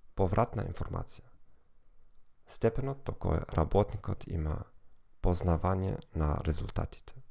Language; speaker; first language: Macedonian; non-native, learner; German